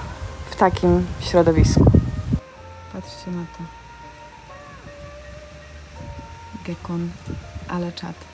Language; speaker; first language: Polish; native; Polish